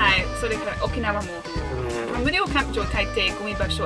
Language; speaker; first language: Japanese; non-native, learner; English